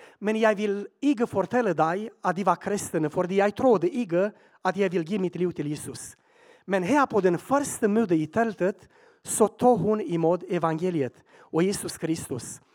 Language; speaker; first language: Swedish; non-native, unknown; Romanian